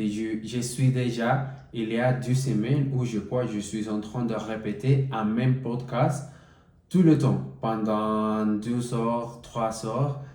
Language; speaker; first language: French; non-native, learner; Spanish